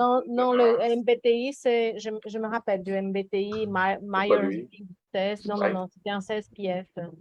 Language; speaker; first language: French; non-native, fluent; Portuguese